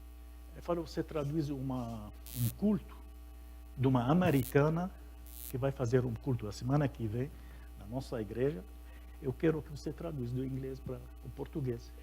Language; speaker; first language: Portuguese; non-native, fluent; Arabic